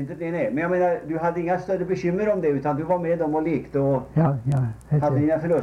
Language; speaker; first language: Swedish; native; Swedish